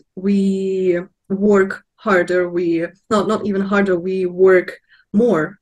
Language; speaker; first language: English; non-native, fluent; Russian